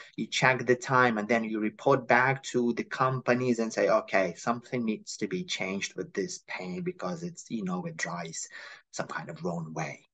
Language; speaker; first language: English; non-native, fluent; Ukrainian